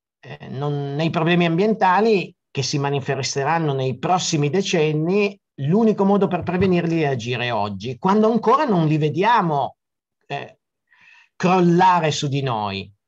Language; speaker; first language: Italian; native; Italian